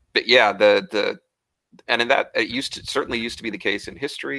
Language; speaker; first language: English; native; English